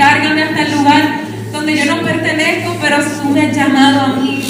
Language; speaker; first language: Spanish; native; Spanish